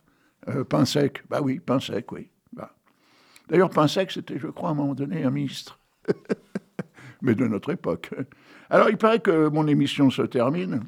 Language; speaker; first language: French; native; French